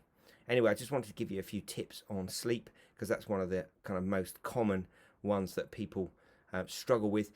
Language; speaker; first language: English; native; English